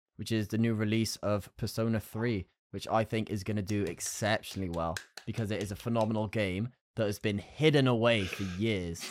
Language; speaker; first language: English; native; English